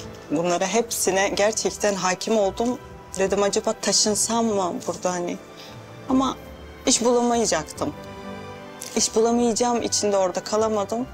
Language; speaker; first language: Turkish; non-native, fluent; Russian